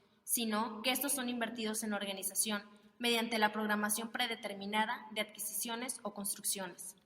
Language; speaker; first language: Spanish; native; Spanish